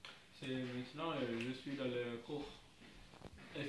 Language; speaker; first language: French; non-native, learner; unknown